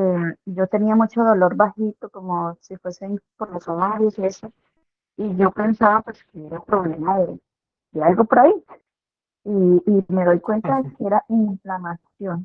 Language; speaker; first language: Spanish; native; Spanish